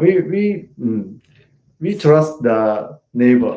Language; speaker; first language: English; non-native, learner; Japanese